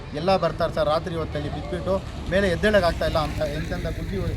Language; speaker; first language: Kannada; native; Kannada